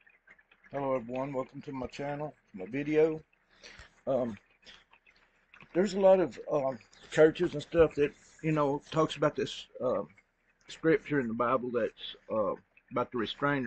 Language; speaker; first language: English; native; English